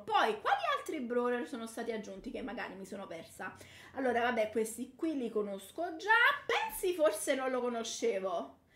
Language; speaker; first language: Italian; native; Italian